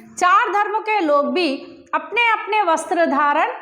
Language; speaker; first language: Hindi; non-native, local second language; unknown